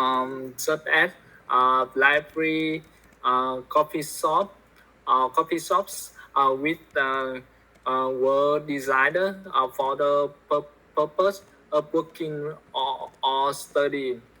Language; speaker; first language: English; non-native, learner; Vietnamese